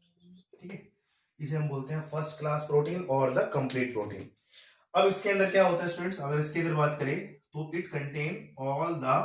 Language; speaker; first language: Hindi; native; Hindi